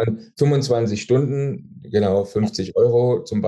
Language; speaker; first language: German; native; German